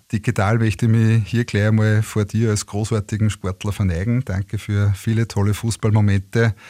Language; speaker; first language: German; native; German